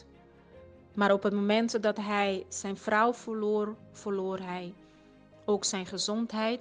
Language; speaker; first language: Dutch; non-native, fluent; Portuguese